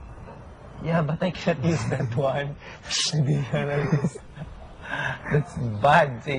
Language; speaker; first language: English; non-native, learner; Filipino